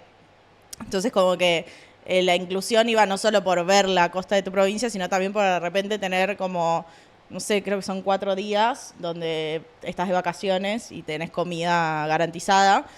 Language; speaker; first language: Spanish; native; Spanish